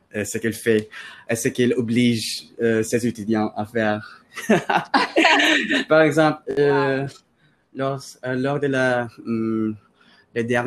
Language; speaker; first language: French; non-native, fluent; Filipino